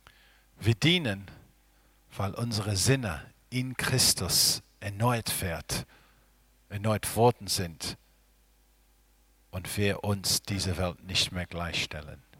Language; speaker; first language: German; non-native, fluent; English